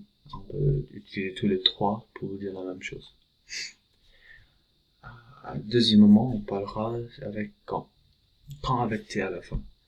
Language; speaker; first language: French; non-native, fluent; English